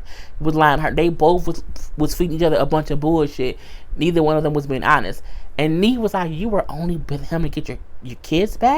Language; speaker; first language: English; native; English